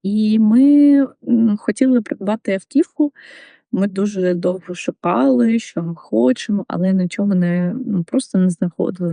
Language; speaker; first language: Ukrainian; native; Ukrainian